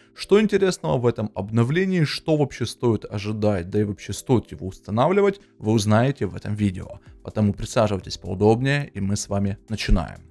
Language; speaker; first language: Russian; native; Russian